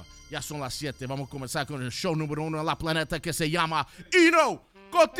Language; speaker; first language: Spanish; early bilingual, heritage; Spanish